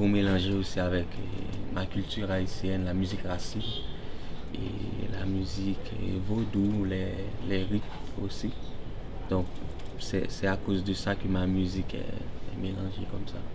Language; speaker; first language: French; non-native, local second language; Haitian Creole